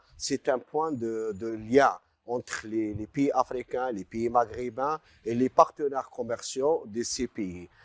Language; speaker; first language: French; non-native, local second language; Arabic